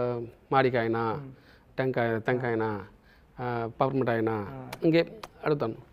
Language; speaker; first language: Telugu; non-native, local second language; Tamil